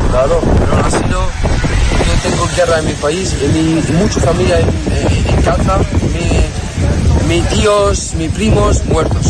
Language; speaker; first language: Spanish; non-native, learner; Arabic